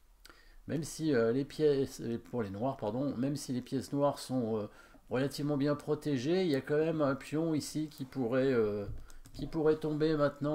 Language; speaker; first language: French; native; French